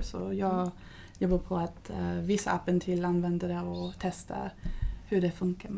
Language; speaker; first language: Swedish; non-native, fluent; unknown